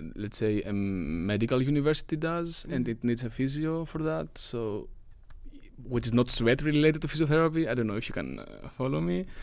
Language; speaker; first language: English; non-native, fluent; Greek